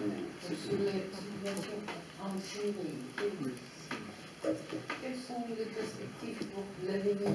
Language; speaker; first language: French; non-native, fluent; Russian